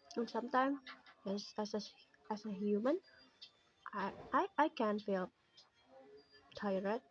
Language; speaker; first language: English; non-native, learner; Indonesian